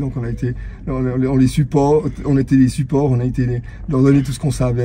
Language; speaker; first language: French; native; French